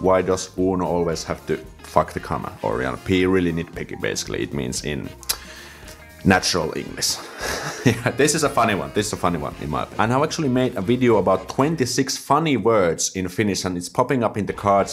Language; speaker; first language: English; non-native, fluent; Finnish